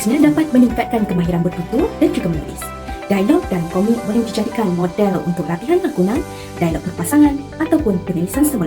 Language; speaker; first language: Malay; native; Malay